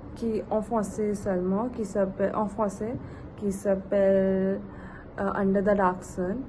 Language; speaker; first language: French; non-native, learner; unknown